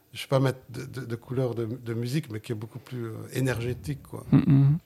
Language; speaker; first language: French; non-native, fluent; Sicilian